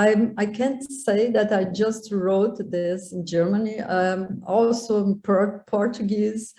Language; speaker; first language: English; non-native, learner; Portuguese